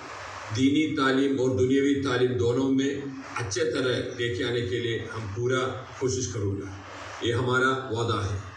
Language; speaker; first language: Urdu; non-native, local second language; Malayalam